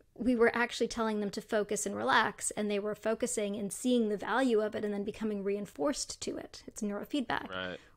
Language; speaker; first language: English; native; English